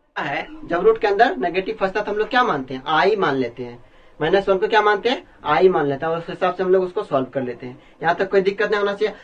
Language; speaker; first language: Hindi; native; Hindi